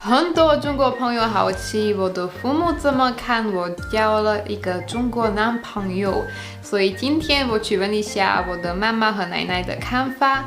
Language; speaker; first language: Chinese; non-native, fluent; Slovak